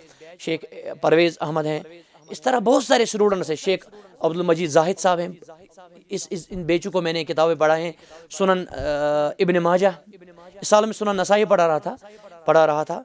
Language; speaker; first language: Hindi; non-native, local second language; Kashmiri